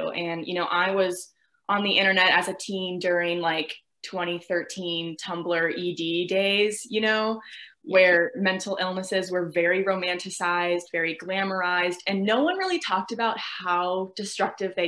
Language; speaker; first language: English; native; English